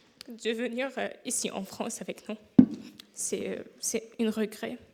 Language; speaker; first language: French; non-native, fluent; Arabic